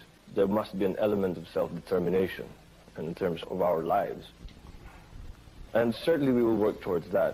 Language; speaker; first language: English; non-native, fluent; Filipino